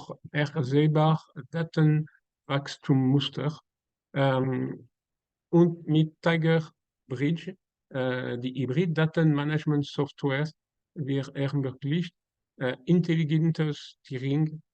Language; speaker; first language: German; non-native, learner; French